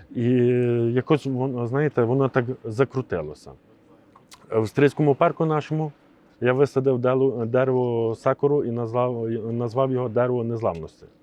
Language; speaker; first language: Ukrainian; native; Ukrainian